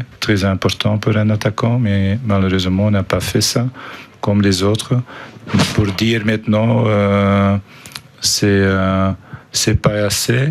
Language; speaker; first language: French; non-native, fluent; Dutch